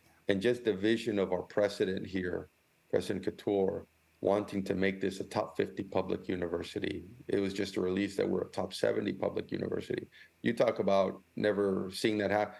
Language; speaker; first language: English; early bilingual, other home language; Spanish